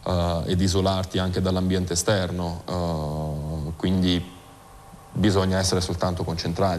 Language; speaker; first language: Italian; native; Italian